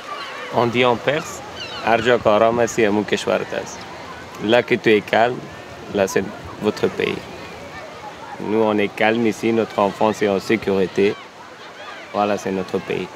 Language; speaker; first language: French; non-native, learner; Persian